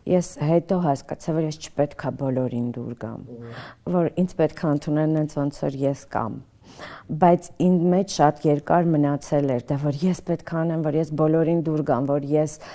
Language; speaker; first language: Armenian; early bilingual, other home language; Russian